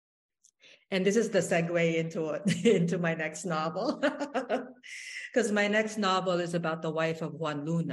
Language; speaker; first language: English; non-native, local second language; Waray